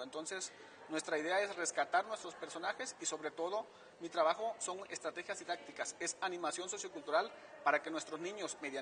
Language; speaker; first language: Spanish; native; Spanish